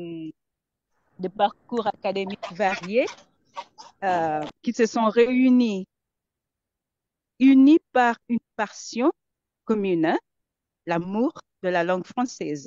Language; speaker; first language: French; non-native, fluent; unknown